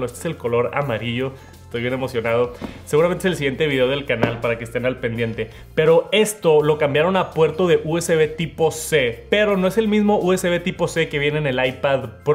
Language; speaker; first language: Spanish; native; Spanish